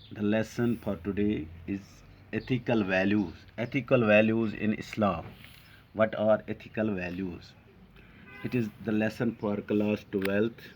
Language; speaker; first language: English; non-native, local second language; Urdu